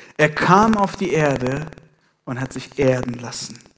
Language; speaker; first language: German; non-native, fluent; Persian